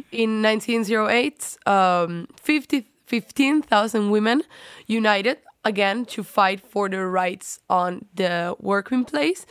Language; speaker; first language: English; non-native, fluent; Spanish